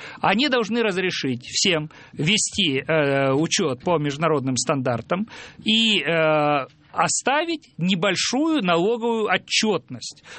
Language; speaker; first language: Russian; native; Russian